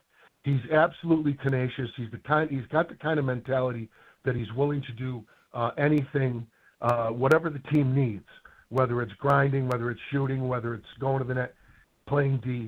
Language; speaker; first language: English; native; English